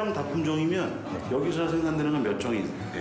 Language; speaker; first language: Korean; native; Korean